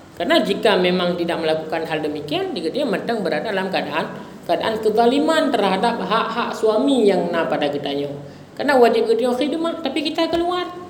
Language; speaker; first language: Indonesian; non-native, local second language; Achinese